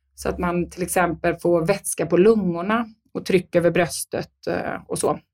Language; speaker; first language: Swedish; native; Swedish